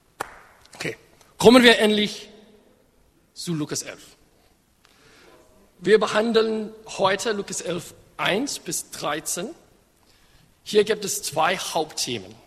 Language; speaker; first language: German; non-native, fluent; English